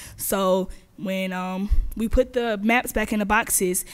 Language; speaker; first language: English; native; English